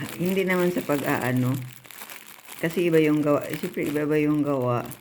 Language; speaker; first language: Filipino; non-native, local second language; Cebuano